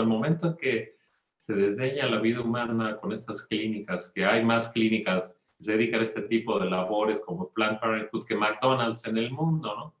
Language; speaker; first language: Spanish; native; Spanish